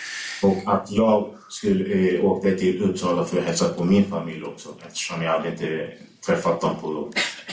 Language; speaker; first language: Swedish; early bilingual, other home language; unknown